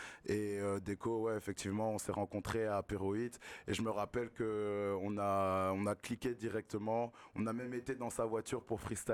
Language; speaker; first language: French; native; French